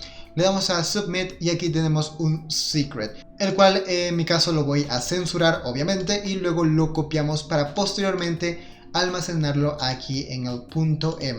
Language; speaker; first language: Spanish; native; Spanish